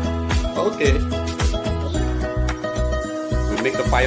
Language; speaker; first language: English; non-native, learner; Indonesian